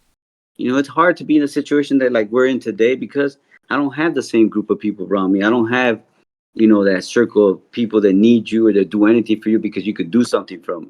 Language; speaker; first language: English; native; English